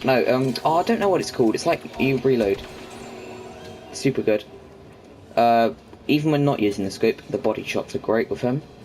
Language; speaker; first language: English; native; English